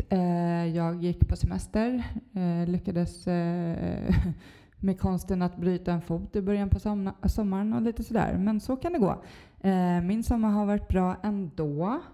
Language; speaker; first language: Swedish; native; Swedish